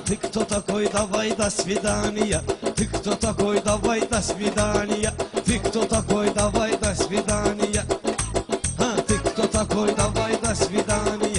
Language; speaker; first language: Russian; non-native, learner; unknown